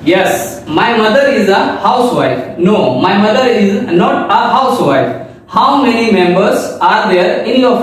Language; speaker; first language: English; non-native, local second language; Hindi